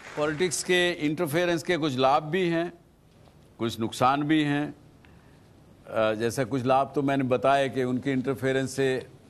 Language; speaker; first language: Hindi; native; Hindi